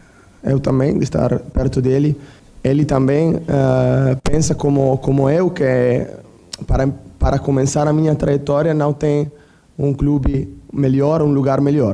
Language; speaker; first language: Portuguese; non-native, fluent; Italian